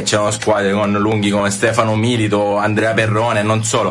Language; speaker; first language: Italian; native; Italian